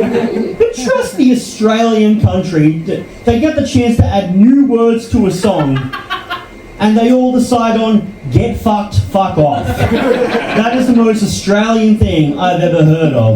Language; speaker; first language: English; native; English